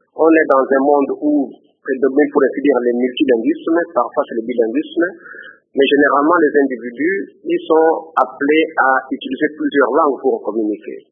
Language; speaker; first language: French; non-native, local second language; Lingala